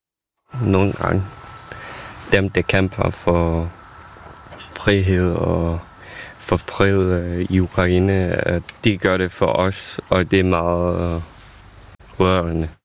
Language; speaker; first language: Danish; non-native, fluent; Ukrainian